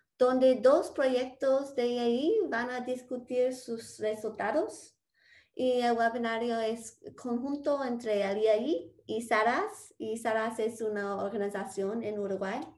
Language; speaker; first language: Spanish; non-native, fluent; English